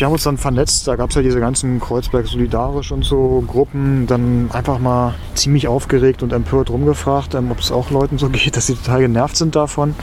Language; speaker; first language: German; native; German